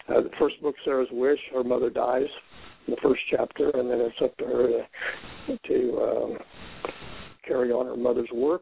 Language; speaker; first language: English; native; English